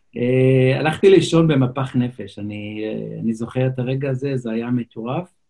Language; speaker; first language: Hebrew; non-native, local second language; Yiddish